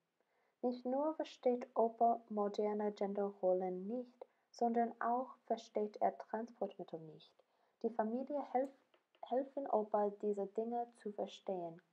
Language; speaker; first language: German; non-native, learner; English